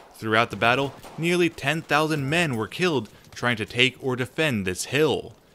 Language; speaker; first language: English; native; English